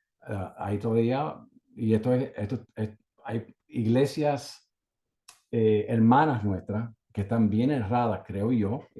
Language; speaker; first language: Spanish; native; Spanish